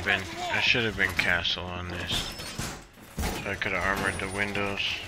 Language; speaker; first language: English; native; English